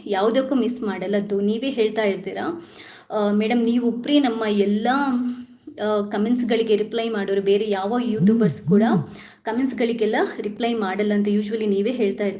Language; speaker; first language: Kannada; non-native, local second language; Tulu